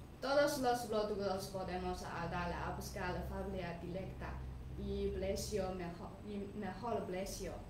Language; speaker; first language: Spanish; non-native, learner; Chinese